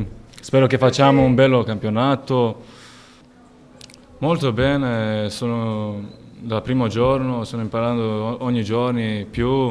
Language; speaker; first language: Italian; non-native, learner; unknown